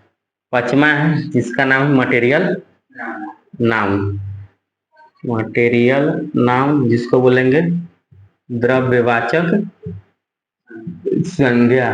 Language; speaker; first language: Hindi; non-native, local second language; Bhojpuri